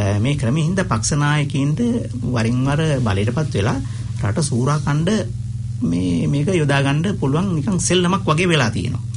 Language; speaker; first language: Sinhala; native; Sinhala